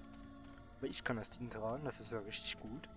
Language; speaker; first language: German; native; German